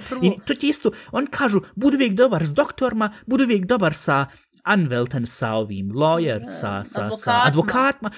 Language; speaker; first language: Bosnian; early bilingual, heritage; Bosnian